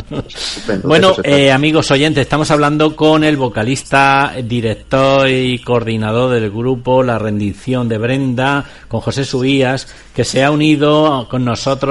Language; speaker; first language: Spanish; native; Spanish